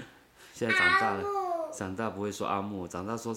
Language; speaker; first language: Chinese; native; Chinese